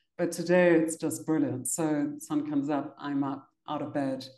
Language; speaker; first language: English; native; English